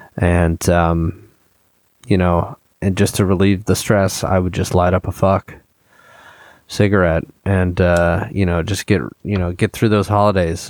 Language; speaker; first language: English; native; English